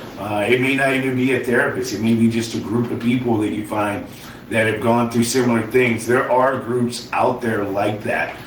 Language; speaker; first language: English; native; English